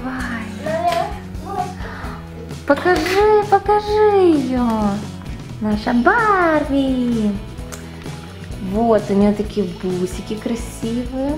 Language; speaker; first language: Russian; native; Russian